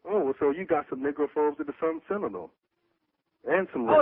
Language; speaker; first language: English; native; English